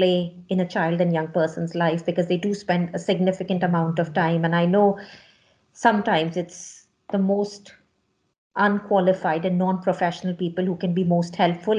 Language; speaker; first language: English; non-native, local second language; Hindi